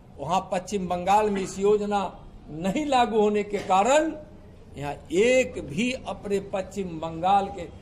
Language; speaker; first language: Hindi; native; Hindi